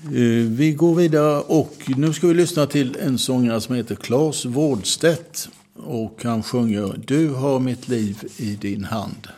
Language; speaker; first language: Swedish; native; Swedish